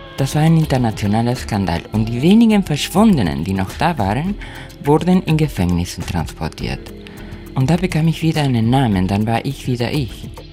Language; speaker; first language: German; non-native, fluent; Spanish